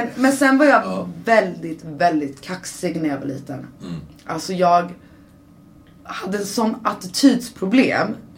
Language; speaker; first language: Swedish; early bilingual, other home language; Persian